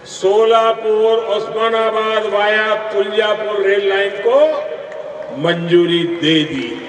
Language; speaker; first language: Hindi; non-native, local second language; Gujarati